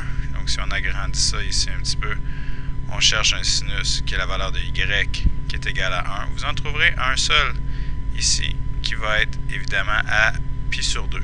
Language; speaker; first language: French; native; French